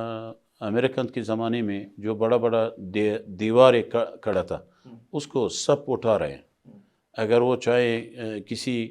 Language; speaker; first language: Hindi; non-native, fluent; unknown